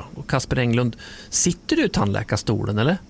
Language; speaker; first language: Swedish; native; Swedish